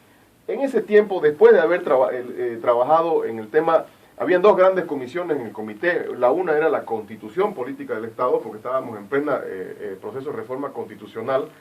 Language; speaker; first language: Spanish; native; Spanish